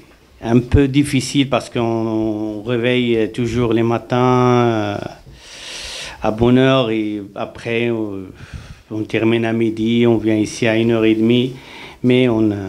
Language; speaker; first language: French; non-native, learner; Arabic